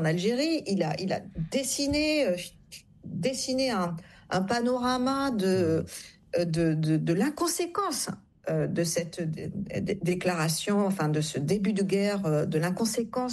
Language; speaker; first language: French; native; French